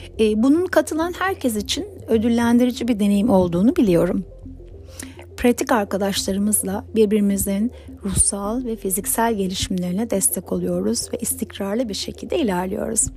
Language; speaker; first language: Turkish; native; Turkish